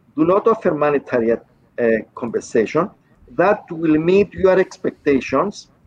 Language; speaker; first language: English; non-native, fluent; Greek